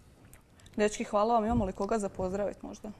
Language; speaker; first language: Croatian; native; Croatian